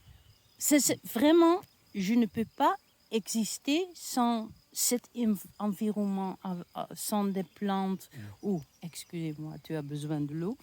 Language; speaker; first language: French; non-native, learner; Dutch